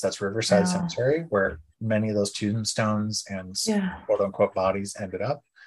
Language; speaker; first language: English; native; English